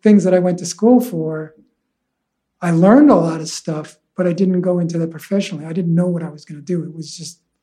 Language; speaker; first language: English; native; English